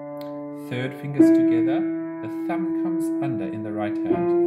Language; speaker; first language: English; native; English